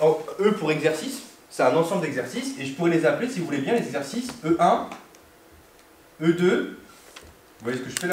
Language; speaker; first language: French; native; French